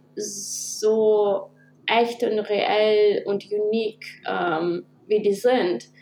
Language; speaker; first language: German; early bilingual, heritage; Russian